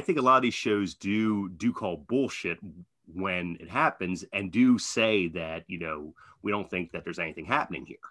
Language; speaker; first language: English; native; English